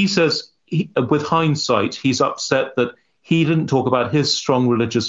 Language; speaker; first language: English; native; English